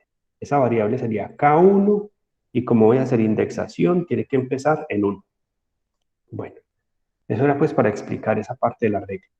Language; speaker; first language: Spanish; native; Spanish